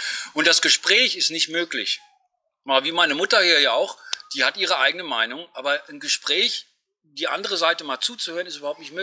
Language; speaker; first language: German; native; German